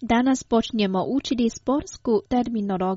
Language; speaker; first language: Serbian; non-native, fluent; Chinese